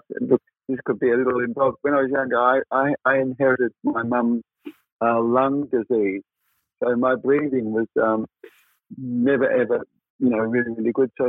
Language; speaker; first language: English; native; English